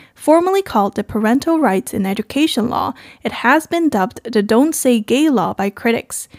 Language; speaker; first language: English; non-native, fluent; Chinese